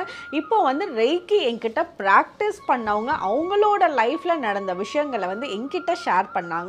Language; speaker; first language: Tamil; native; Tamil